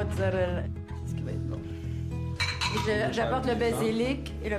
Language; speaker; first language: French; native; French